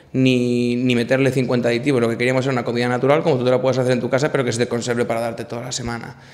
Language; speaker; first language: Spanish; native; Spanish